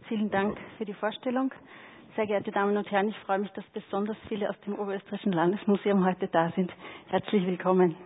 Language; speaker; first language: German; native; German